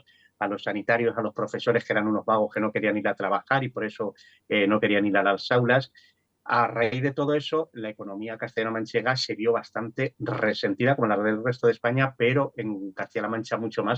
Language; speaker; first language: Spanish; native; Spanish